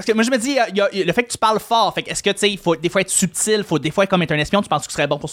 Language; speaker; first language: French; native; French